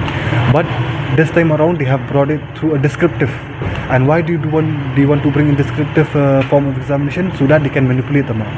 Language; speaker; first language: English; non-native, local second language; Khasi